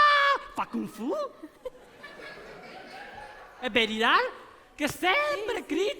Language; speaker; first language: Catalan; non-native, learner; Chinese